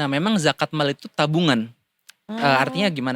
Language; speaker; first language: Indonesian; native; Indonesian